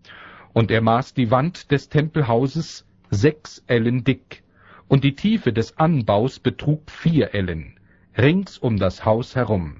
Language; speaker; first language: German; native; German